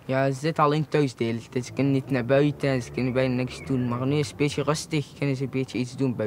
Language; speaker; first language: Dutch; early bilingual, other home language; Arabic